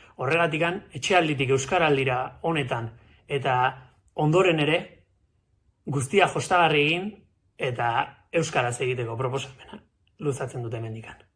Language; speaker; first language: Basque; native; Basque